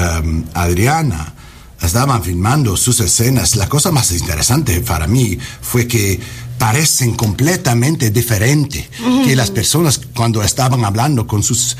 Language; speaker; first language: Spanish; non-native, learner; English